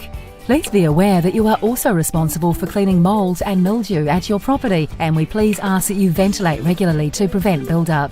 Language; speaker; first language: English; native; English